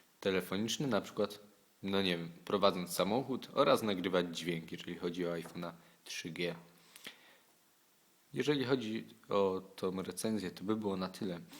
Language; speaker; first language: Polish; native; Polish